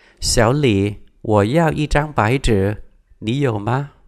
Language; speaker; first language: Chinese; non-native, fluent; Vietnamese